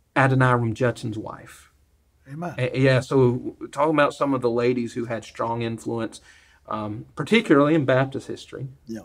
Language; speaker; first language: English; native; English